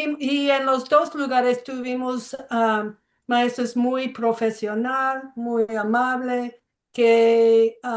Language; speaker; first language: Spanish; non-native, fluent; English